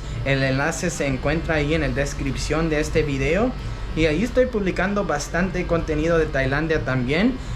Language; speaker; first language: Spanish; early bilingual, heritage; Spanish